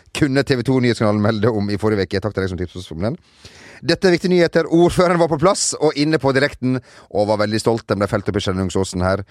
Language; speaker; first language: Norwegian; native; Norwegian